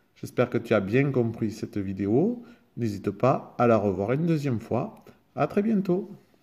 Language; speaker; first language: French; native; French